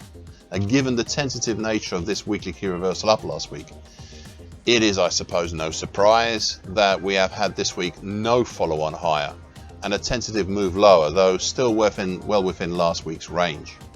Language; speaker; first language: English; native; English